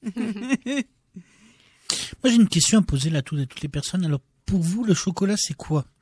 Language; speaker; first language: French; native; French